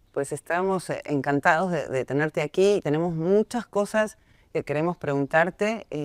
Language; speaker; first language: Spanish; native; Spanish